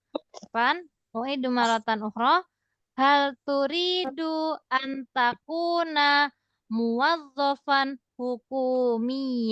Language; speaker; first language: Arabic; non-native, fluent; Indonesian